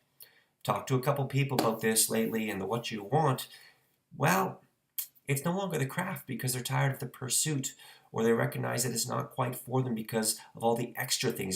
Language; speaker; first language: English; native; English